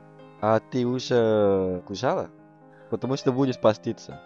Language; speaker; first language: Russian; non-native, learner; Indonesian